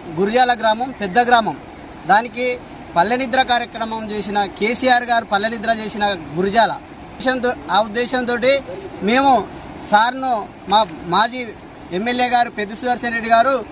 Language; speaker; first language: Telugu; native; Telugu